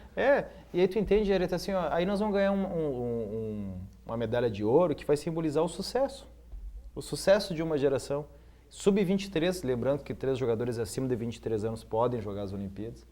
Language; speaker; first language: Portuguese; native; Portuguese